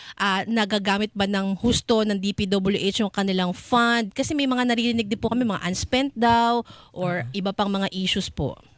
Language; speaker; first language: Filipino; native; Filipino